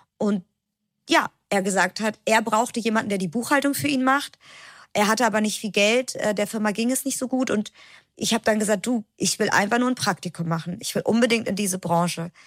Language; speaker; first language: German; early bilingual, other home language; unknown